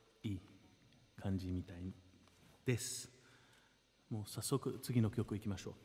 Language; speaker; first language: Japanese; non-native, fluent; Portuguese